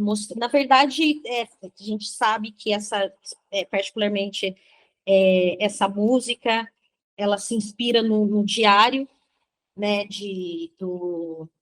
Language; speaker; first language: Portuguese; native; Portuguese